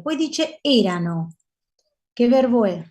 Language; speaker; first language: Italian; non-native, fluent; Spanish